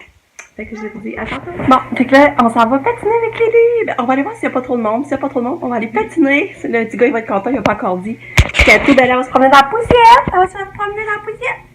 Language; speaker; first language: French; native; French